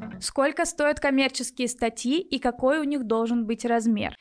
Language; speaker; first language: Russian; native; Russian